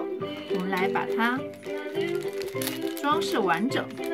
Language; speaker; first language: Chinese; native; Chinese